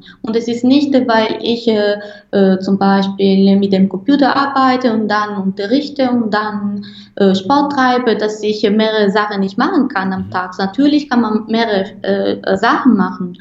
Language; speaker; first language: German; non-native, fluent; Italian